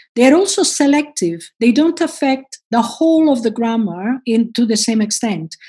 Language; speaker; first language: English; non-native, fluent; Italian